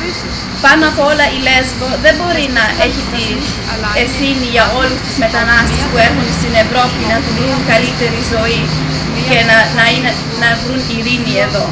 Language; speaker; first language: Greek; early bilingual, heritage; Greek